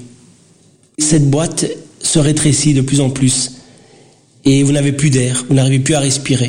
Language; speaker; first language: French; early bilingual, other home language; Portuguese